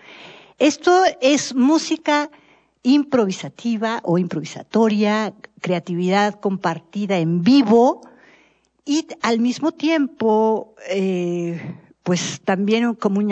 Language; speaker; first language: Spanish; native; Spanish